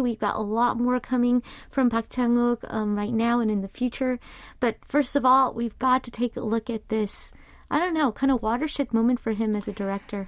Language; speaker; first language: English; early bilingual, other home language; Korean